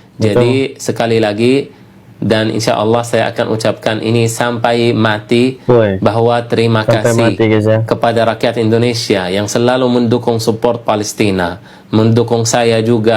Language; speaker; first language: Indonesian; non-native, fluent; Arabic